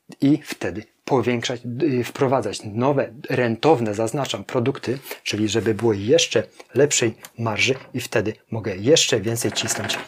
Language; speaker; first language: Polish; native; Polish